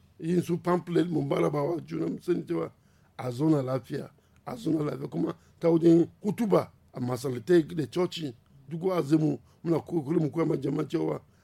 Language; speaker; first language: Hausa; non-native, local second language; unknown